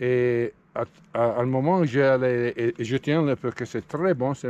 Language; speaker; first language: French; non-native, learner; Italian